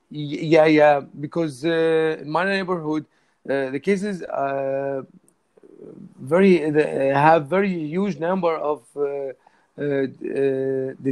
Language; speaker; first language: English; non-native, learner; Arabic